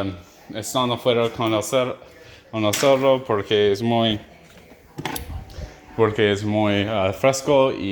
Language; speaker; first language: Spanish; non-native, learner; English